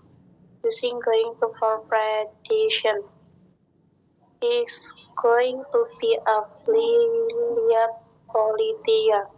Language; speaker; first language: English; non-native, learner; Indonesian